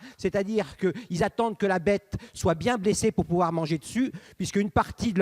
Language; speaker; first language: French; native; French